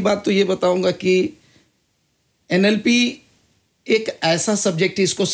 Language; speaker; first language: Hindi; native; Hindi